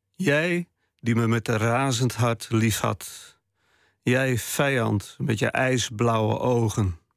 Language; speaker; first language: Dutch; non-native, local second language; Western Frisian